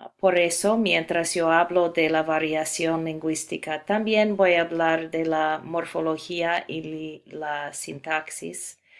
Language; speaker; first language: Spanish; non-native, fluent; English